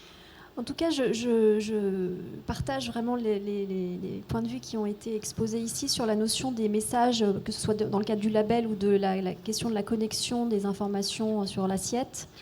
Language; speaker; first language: French; native; French